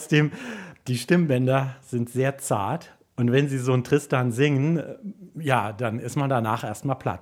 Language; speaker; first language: German; native; German